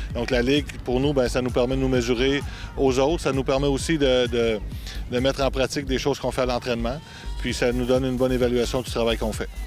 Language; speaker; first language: French; native; French